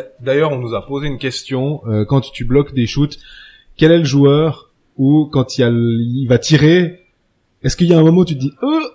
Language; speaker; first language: French; native; French